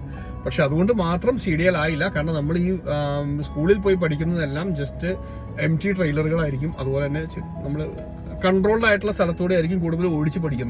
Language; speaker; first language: Malayalam; native; Malayalam